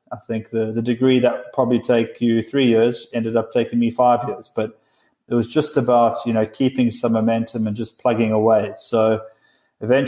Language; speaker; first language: English; native; English